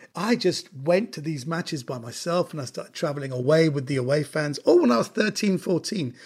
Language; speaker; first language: English; native; English